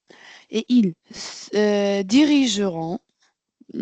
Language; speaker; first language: French; non-native, learner; Arabic